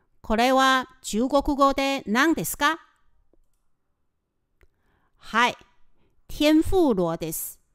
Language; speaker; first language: Japanese; non-native, fluent; Chinese